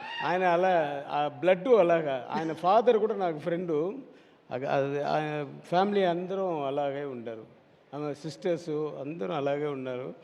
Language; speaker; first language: Telugu; non-native, learner; Tamil